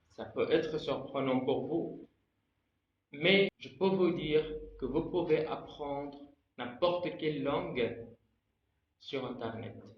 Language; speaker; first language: French; non-native, fluent; Arabic